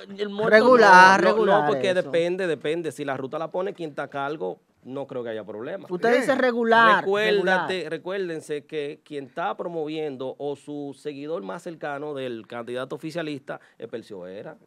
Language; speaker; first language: Spanish; native; Spanish